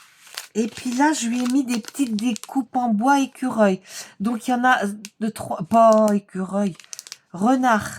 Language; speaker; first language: French; native; French